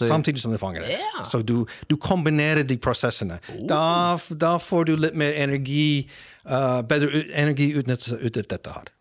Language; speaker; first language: Norwegian; non-native, fluent; English